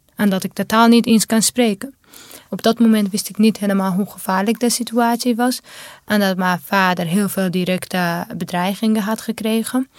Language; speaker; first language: Dutch; non-native, fluent; Kurdish